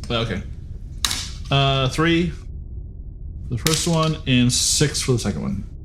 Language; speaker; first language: English; native; English